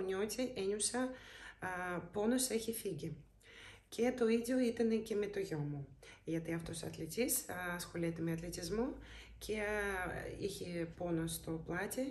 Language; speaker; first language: Greek; non-native, learner; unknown